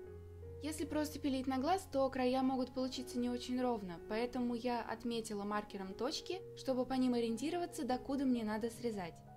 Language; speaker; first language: Russian; native; Russian